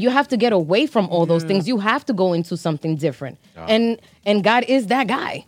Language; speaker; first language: English; early bilingual, other home language; Spanish